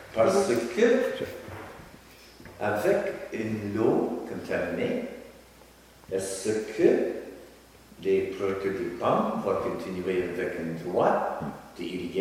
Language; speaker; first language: French; non-native, learner; English